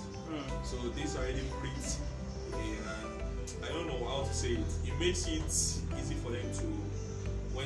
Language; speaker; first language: English; non-native, local second language; Yoruba